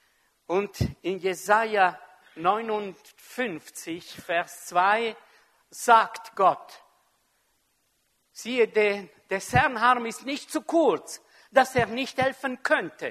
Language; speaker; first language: German; non-native, fluent; French